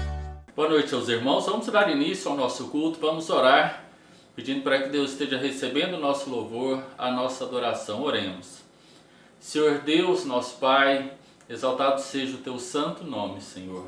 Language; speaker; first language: Portuguese; native; Portuguese